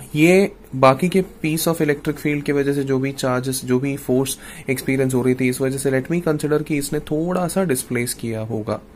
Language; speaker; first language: Hindi; non-native, local second language; Malayalam